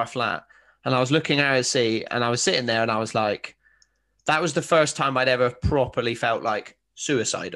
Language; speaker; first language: English; native; English